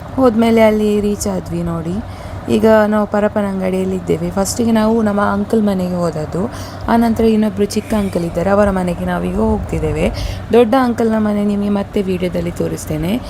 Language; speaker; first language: Kannada; non-native, local second language; Malayalam